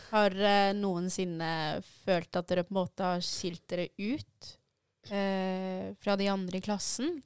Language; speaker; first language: Norwegian; early bilingual, other home language; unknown